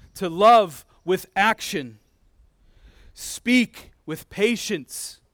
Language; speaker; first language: English; native; English